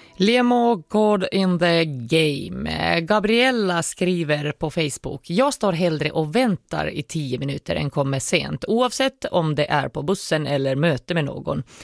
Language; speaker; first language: Swedish; native; Swedish